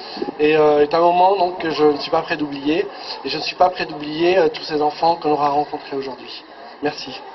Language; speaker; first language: French; native; French